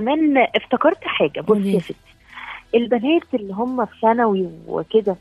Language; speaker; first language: Arabic; native; Arabic